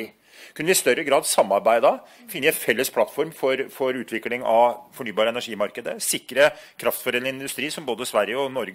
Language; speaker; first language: Norwegian; native; Norwegian